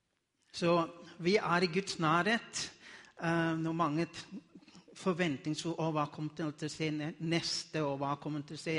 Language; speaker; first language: Norwegian; non-native, learner; Afrikaans